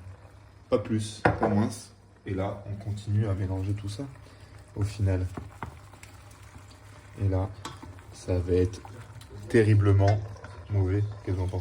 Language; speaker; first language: French; native; French